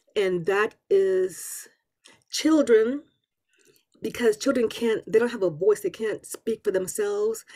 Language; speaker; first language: English; native; English